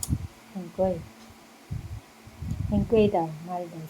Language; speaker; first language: Chinese; non-native, learner; Filipino